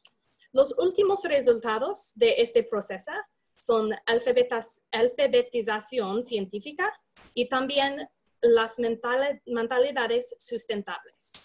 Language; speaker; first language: Spanish; non-native, fluent; English